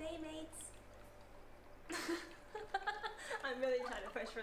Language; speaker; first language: English; native; English